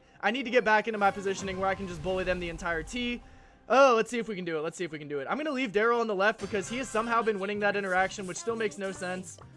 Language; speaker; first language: English; native; English